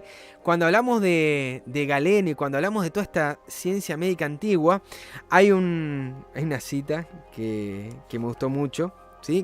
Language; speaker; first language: Spanish; native; Spanish